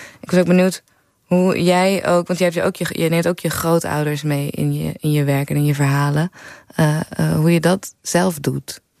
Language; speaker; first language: Dutch; native; Dutch